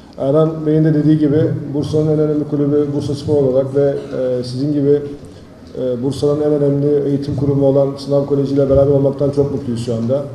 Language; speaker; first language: Turkish; native; Turkish